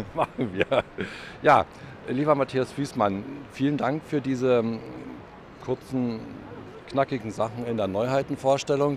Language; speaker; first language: German; native; German